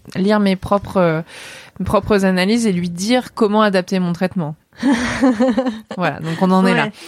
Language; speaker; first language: French; native; French